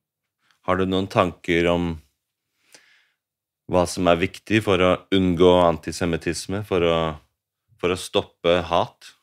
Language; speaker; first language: Norwegian; native; Norwegian